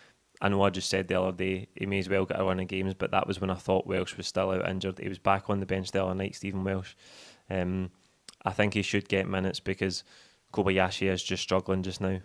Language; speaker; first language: English; native; English